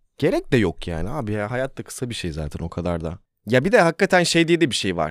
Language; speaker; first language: Turkish; native; Turkish